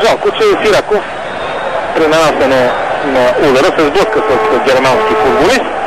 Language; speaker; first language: Bulgarian; native; Bulgarian